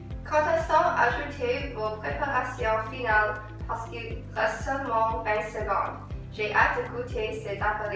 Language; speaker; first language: French; non-native, learner; English